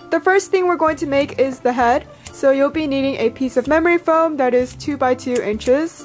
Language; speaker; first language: English; native; English